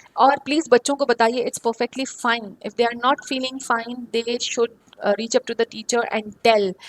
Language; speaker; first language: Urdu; native; Urdu